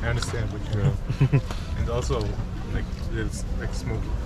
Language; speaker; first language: English; non-native, fluent; German